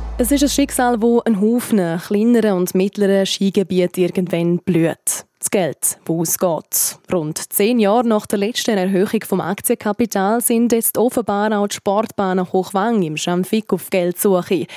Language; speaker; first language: German; native; German